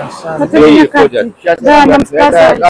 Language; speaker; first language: Russian; native; Russian